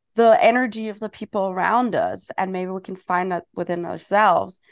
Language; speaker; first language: English; non-native, fluent; German